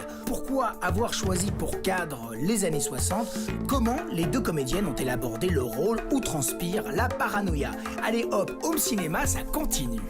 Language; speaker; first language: French; native; French